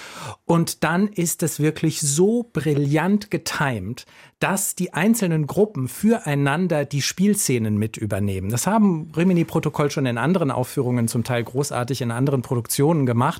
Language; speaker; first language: German; native; German